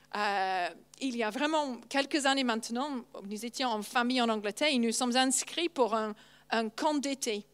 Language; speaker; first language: French; non-native, fluent; English